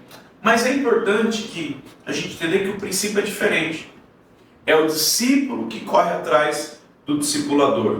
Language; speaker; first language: Portuguese; native; Portuguese